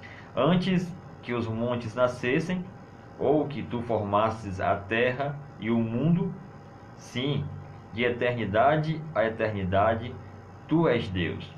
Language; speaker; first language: Portuguese; native; Portuguese